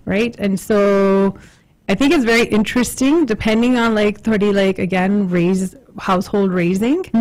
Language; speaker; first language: English; early bilingual, other home language; Punjabi